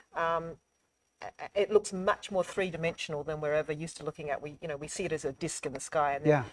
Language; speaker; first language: English; native; English